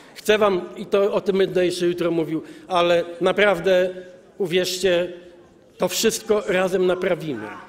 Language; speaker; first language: Polish; native; Polish